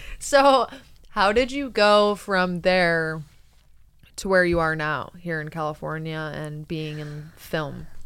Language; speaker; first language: English; native; English